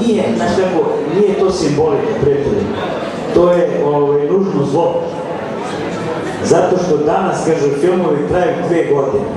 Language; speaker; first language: Serbian; native; Serbian